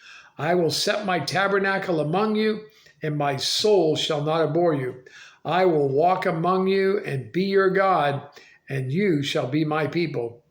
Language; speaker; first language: English; native; English